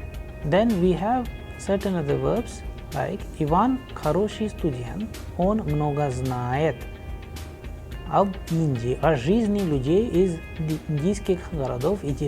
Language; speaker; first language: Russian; non-native, fluent; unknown